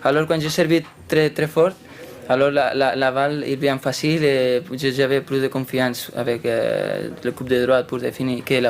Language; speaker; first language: French; non-native, fluent; Spanish